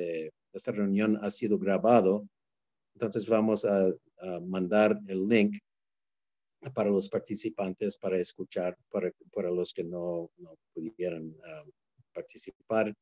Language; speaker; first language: Spanish; non-native, fluent; English